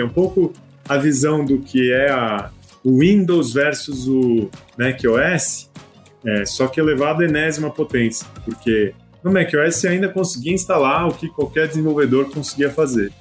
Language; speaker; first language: Portuguese; native; Portuguese